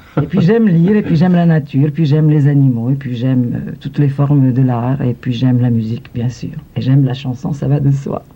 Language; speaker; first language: French; non-native, fluent; Italian